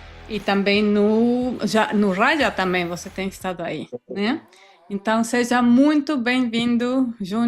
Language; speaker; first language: Portuguese; non-native, fluent; Spanish